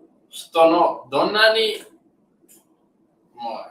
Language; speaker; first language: Japanese; non-native, learner; English